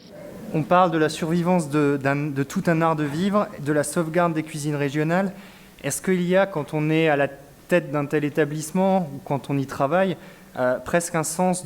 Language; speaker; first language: French; native; French